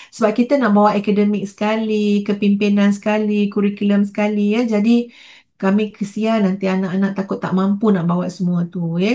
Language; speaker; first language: Malay; native; Malay